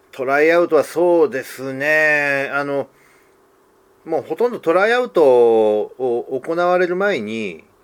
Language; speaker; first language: Japanese; native; Japanese